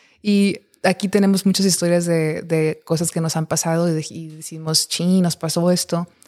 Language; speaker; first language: Spanish; early bilingual, heritage; Spanish